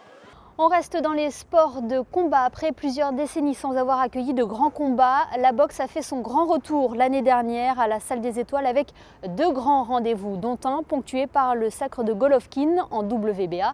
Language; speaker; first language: French; native; French